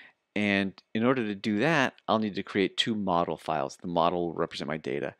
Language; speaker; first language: English; native; English